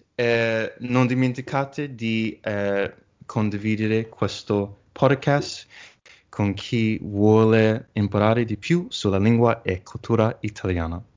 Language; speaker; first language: Italian; non-native, learner; English